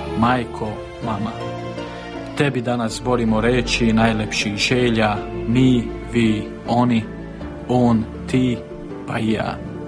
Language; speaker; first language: Serbian; early bilingual, heritage; Serbian